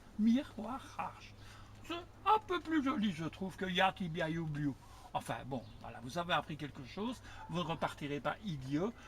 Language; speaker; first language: French; native; French